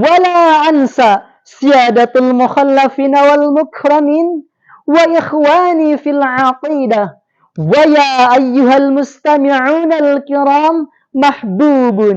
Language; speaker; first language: Arabic; non-native, learner; Indonesian